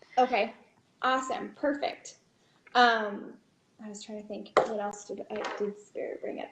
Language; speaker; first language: English; native; English